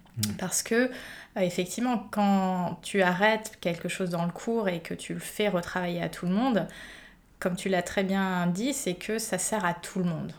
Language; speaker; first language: French; native; French